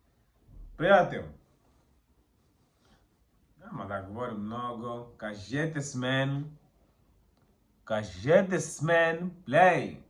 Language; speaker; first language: Bulgarian; non-native, learner; Portuguese